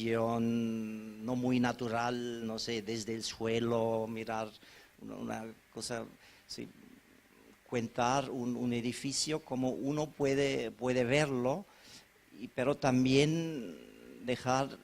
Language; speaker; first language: Spanish; non-native, fluent; German